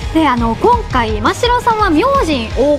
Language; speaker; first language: Japanese; native; Japanese